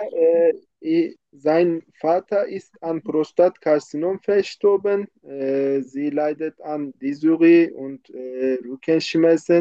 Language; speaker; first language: German; non-native, fluent; Turkish